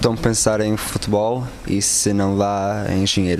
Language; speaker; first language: Portuguese; early bilingual, heritage; Portuguese